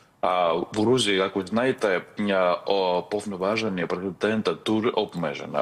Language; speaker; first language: Ukrainian; non-native, fluent; Georgian